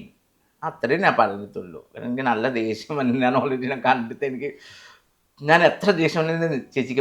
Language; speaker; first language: Malayalam; non-native, local second language; Assamese